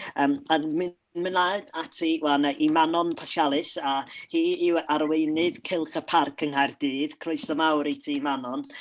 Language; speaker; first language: Welsh; non-native, local second language; English